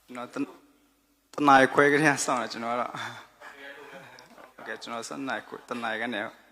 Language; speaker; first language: Burmese; non-native, local second language; Kachin